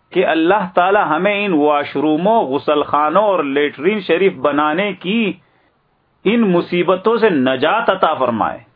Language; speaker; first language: Urdu; native; Urdu